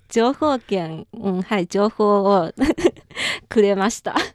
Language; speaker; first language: Japanese; non-native, fluent; Chinese